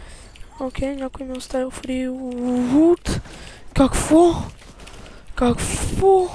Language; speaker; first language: Bulgarian; native; Bulgarian